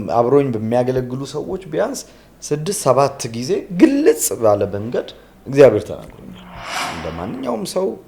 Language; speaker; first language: Amharic; early bilingual, other home language; Tigrinya